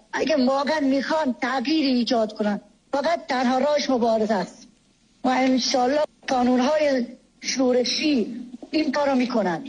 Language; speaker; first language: Persian; non-native, local second language; Baluchi